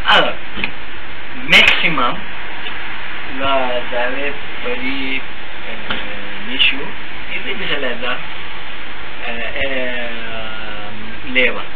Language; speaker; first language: Bulgarian; non-native, learner; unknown